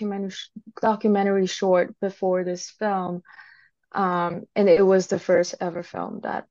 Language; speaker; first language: English; non-native, local second language; Cantonese